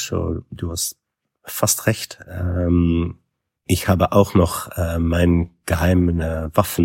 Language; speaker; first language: German; non-native, fluent; Dutch